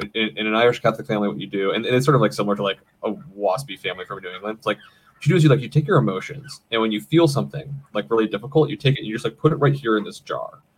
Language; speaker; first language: English; native; English